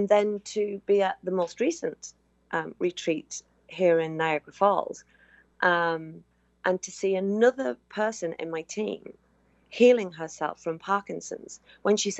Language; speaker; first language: English; native; English